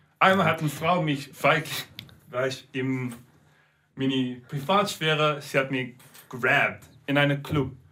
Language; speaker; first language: German; non-native, learner; English